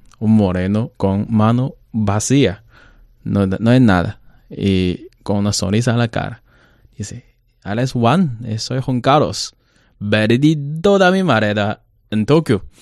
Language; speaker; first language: Spanish; non-native, learner; Chinese